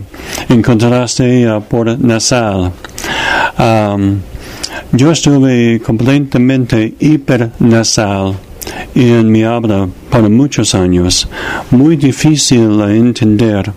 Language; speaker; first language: Spanish; non-native, fluent; English